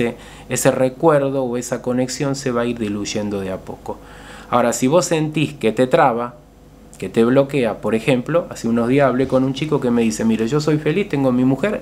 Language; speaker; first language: Spanish; native; Spanish